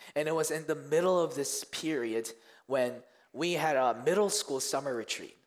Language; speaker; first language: English; early bilingual, other home language; Korean